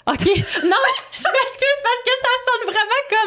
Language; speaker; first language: French; native; French